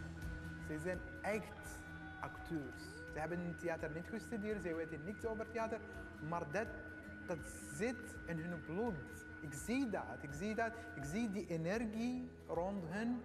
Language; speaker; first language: Dutch; non-native, fluent; Arabic